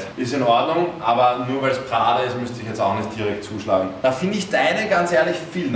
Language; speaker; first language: German; native; German